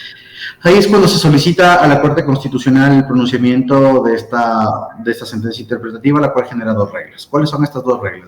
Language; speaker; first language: Spanish; native; Spanish